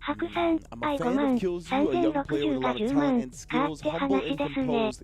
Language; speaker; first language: Japanese; native; Japanese